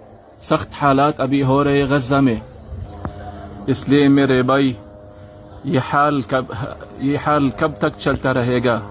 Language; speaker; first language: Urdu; non-native, learner; Arabic